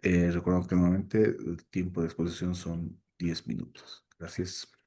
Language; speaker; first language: Spanish; native; Spanish